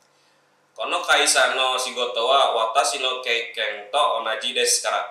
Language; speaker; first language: Japanese; non-native, learner; Indonesian